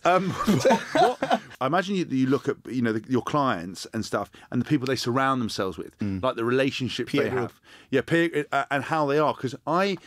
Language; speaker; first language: English; native; English